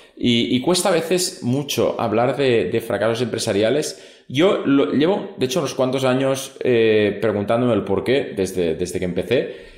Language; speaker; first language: Spanish; non-native, local second language; Catalan